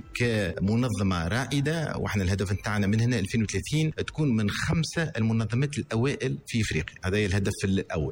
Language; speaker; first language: Arabic; native; Arabic